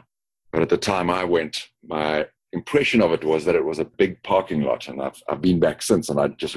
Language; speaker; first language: English; native; English